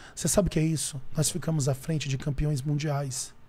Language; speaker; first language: Portuguese; native; Portuguese